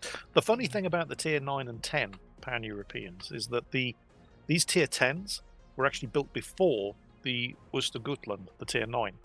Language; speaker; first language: English; native; English